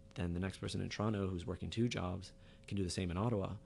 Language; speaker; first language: English; native; English